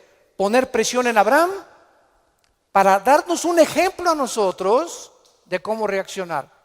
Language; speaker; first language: Spanish; native; Spanish